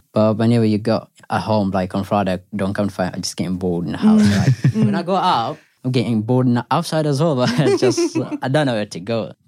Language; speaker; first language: English; non-native, fluent; Pashto